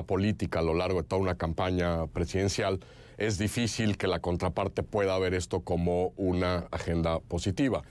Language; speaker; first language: Spanish; native; Spanish